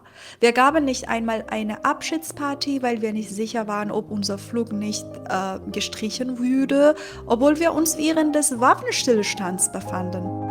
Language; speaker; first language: German; non-native, fluent; Persian